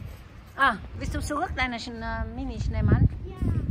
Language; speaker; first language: German; non-native, learner; Vietnamese